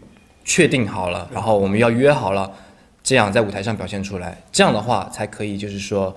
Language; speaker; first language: Chinese; native; Chinese